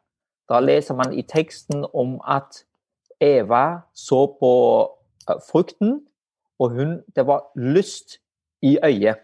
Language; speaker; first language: Norwegian; non-native, fluent; Vietnamese